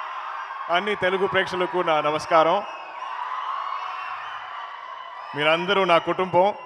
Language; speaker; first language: Telugu; non-native, learner; Malayalam